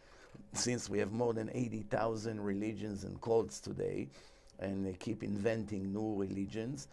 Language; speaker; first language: English; non-native, fluent; Hebrew